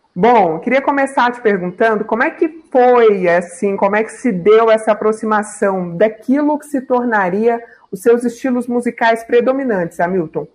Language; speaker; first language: Portuguese; native; Portuguese